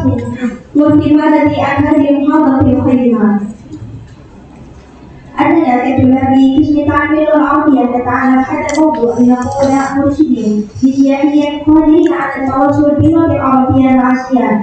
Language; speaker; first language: Arabic; non-native, learner; Indonesian